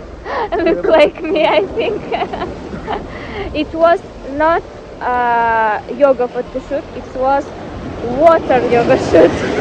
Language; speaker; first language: English; non-native, learner; Russian